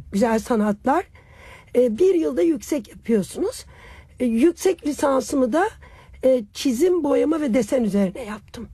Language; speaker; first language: Turkish; native; Turkish